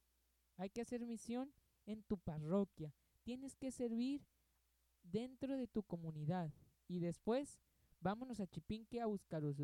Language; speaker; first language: Spanish; native; Spanish